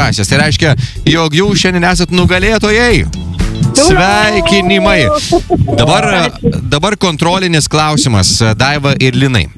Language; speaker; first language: Lithuanian; native; Lithuanian